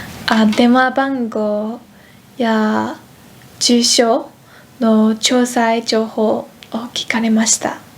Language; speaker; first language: Japanese; non-native, fluent; Dutch